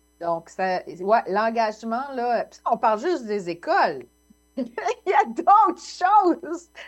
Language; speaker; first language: French; native; French